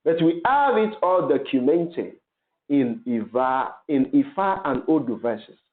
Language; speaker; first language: English; non-native, local second language; Yoruba